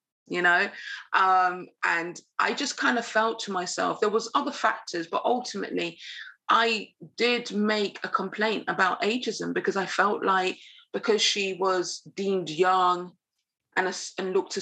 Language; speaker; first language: English; native; English